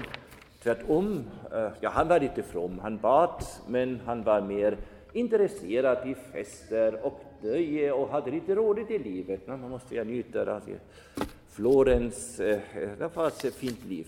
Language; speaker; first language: Swedish; non-native, fluent; German